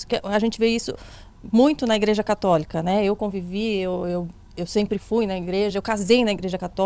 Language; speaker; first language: Portuguese; native; Portuguese